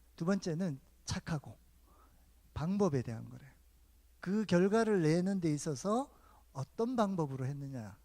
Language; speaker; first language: Korean; native; Korean